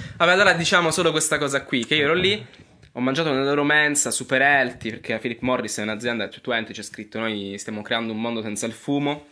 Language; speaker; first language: Italian; native; Italian